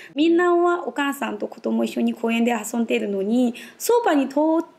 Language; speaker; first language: Japanese; non-native, fluent; Chinese